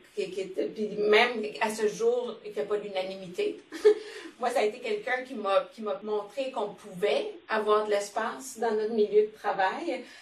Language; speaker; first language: French; native; French